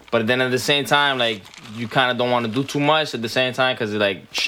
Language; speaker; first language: English; early bilingual, other home language; Spanish